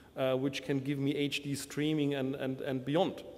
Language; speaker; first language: English; non-native, fluent; German